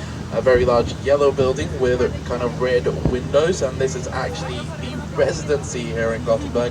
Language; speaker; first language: English; non-native, fluent; Swedish